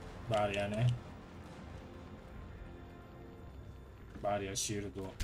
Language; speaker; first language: Japanese; non-native, fluent; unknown